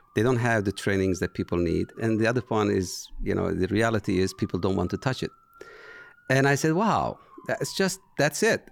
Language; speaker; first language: English; non-native, fluent; Turkish